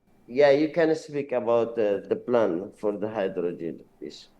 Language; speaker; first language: English; non-native, learner; Arabic